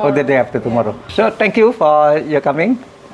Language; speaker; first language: English; non-native, learner; Indonesian